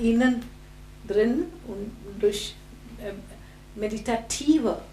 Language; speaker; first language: German; non-native, fluent; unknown